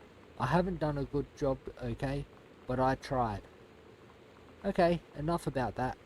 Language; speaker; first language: English; native; English